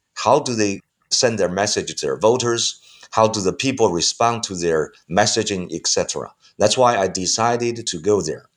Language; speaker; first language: English; non-native, fluent; Chinese